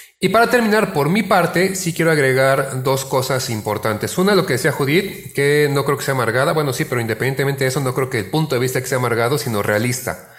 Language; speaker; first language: Spanish; native; Spanish